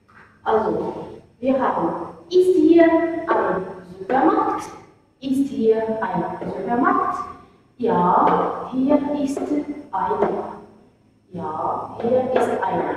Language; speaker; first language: German; non-native, fluent; Arabic